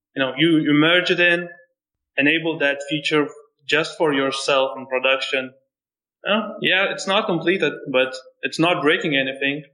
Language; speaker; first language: English; non-native, fluent; Lithuanian